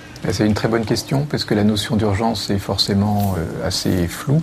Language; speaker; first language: French; native; French